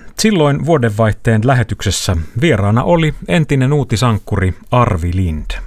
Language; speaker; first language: Finnish; native; Finnish